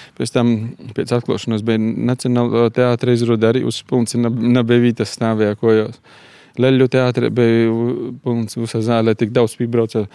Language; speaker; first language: Latvian; native; Latvian